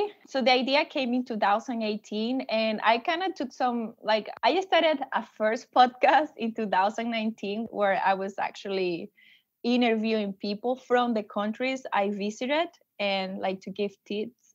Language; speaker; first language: English; non-native, fluent; Spanish